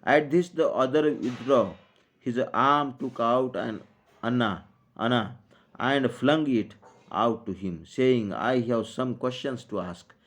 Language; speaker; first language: English; non-native, local second language; Marathi